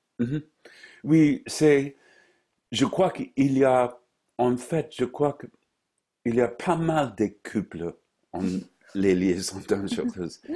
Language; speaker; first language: French; non-native, fluent; English